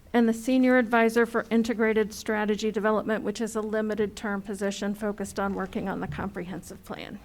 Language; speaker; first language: English; native; English